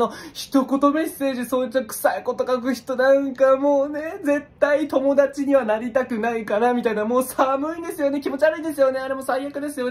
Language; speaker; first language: Japanese; native; Japanese